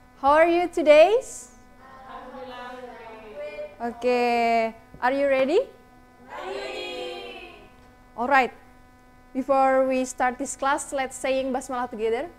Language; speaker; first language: English; non-native, learner; Indonesian